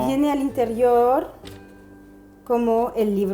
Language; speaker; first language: Spanish; non-native, fluent; French